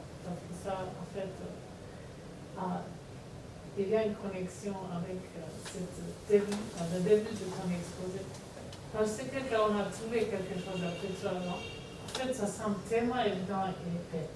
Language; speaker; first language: French; non-native, fluent; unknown